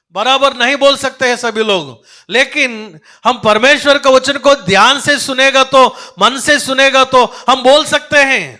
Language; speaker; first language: Hindi; non-native, local second language; Telugu